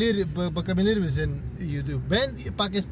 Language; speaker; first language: Turkish; non-native, learner; Urdu